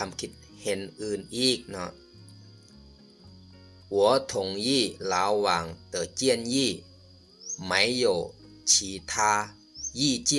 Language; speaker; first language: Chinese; non-native, fluent; Lao